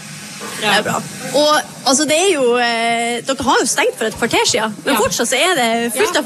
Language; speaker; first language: Norwegian; native; Norwegian